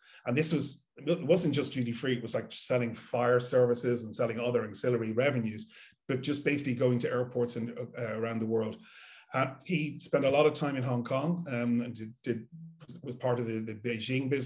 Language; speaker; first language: English; native; English